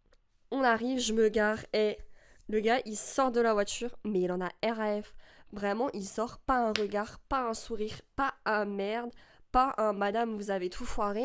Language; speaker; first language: French; native; French